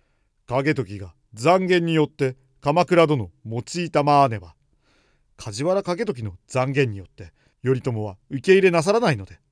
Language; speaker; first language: Japanese; native; Japanese